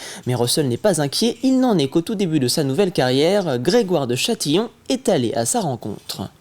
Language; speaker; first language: French; native; French